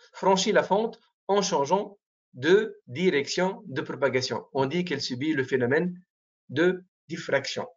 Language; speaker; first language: French; non-native, local second language; Arabic